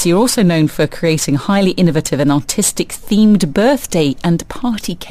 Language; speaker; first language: English; native; English